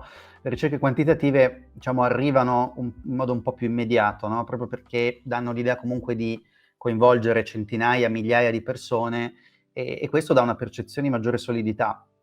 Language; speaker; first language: Italian; native; Italian